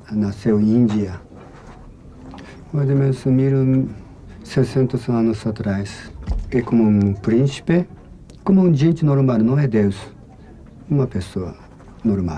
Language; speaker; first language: Portuguese; non-native, learner; Japanese